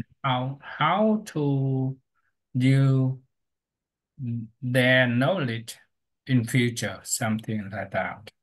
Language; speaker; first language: English; non-native, learner; Vietnamese